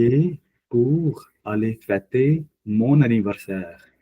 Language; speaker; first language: French; non-native, fluent; Hindi